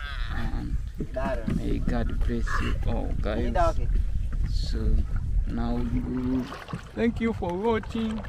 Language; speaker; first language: English; non-native, fluent; Rundi